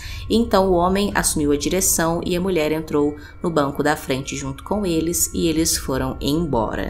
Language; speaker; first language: Portuguese; native; Portuguese